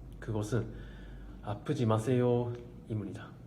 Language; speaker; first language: Korean; non-native, learner; Japanese